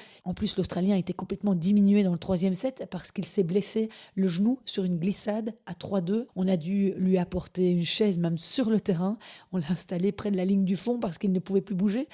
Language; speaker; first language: French; native; French